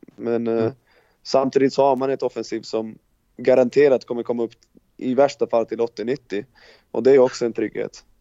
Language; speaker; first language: Swedish; non-native, fluent; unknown